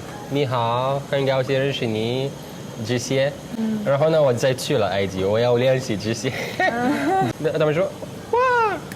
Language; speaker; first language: Chinese; non-native, learner; Arabic